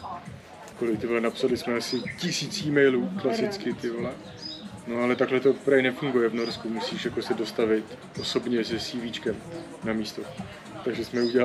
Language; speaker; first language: Czech; native; Czech